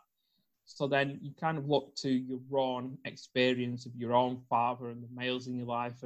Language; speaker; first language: English; native; English